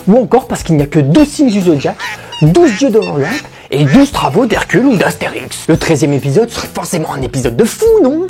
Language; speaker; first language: French; native; French